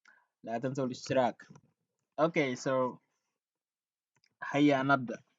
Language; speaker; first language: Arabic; non-native, fluent; Wolof